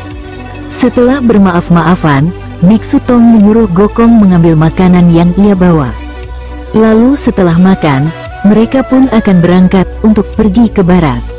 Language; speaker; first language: Indonesian; native; Indonesian